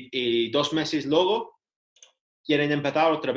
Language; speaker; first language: Spanish; non-native, learner; English